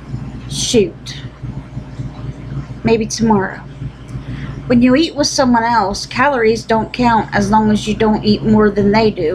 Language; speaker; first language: English; native; English